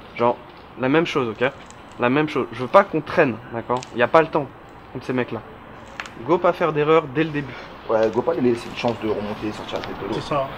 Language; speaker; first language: French; native; French